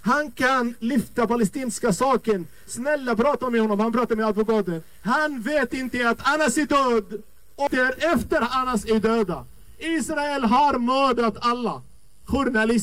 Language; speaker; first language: Swedish; non-native, fluent; Arabic